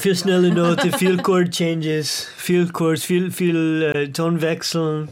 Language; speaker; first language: German; non-native, learner; English